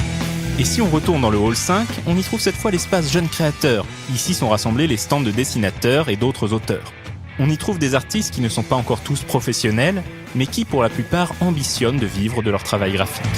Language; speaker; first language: French; native; French